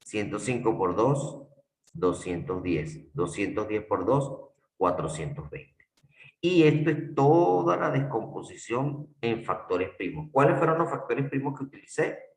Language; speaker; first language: Spanish; native; Spanish